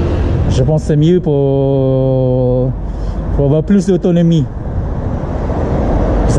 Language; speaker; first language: French; non-native, learner; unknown